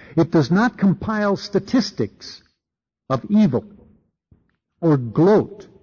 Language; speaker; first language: English; native; English